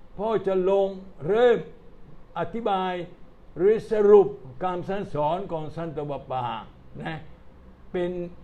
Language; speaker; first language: Thai; non-native, fluent; Italian